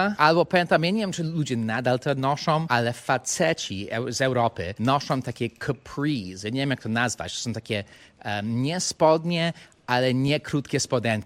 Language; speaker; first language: Polish; non-native, fluent; English